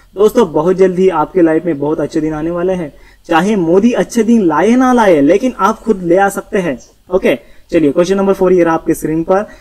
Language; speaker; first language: Hindi; non-native, local second language; Marathi